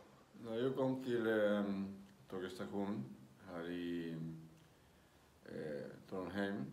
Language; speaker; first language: Swedish; non-native, learner; Spanish